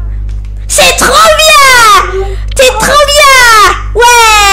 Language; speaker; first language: French; native; French